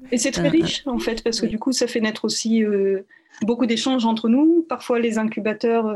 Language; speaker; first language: French; native; French